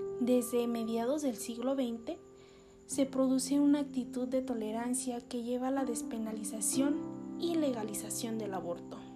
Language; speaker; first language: Spanish; native; Spanish